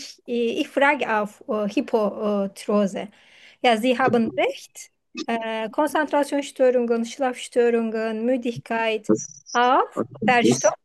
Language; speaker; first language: German; non-native, learner; Turkish